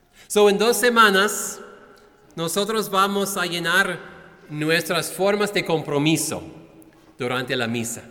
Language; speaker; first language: Spanish; non-native, fluent; English